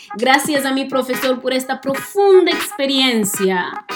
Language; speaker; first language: Spanish; non-native, fluent; Portuguese